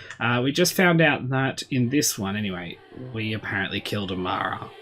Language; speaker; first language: English; native; English